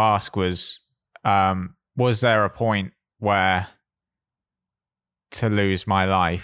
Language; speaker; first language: English; native; English